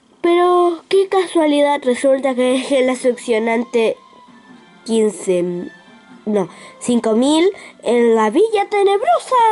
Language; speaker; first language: Spanish; native; Spanish